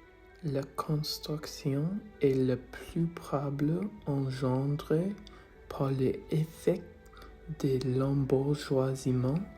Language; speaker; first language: French; non-native, learner; English